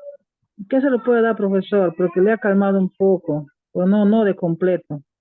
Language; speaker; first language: Spanish; native; Spanish